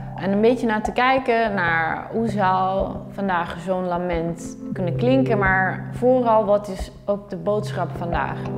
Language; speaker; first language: Dutch; non-native, fluent; Italian